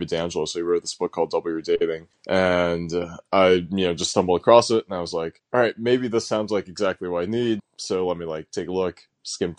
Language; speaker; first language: English; native; English